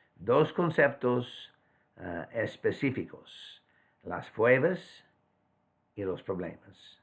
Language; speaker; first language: Spanish; non-native, fluent; English